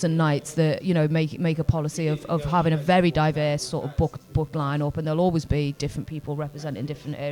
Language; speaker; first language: English; native; English